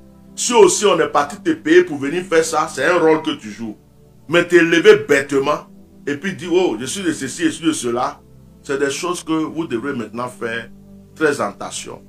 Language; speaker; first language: French; non-native, local second language; Baoulé